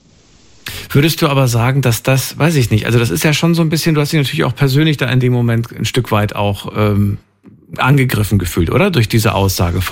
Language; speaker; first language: German; native; German